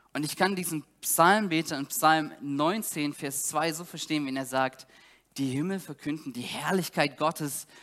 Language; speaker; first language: German; native; German